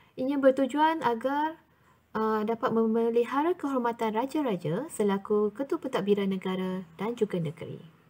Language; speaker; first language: Malay; native; Malay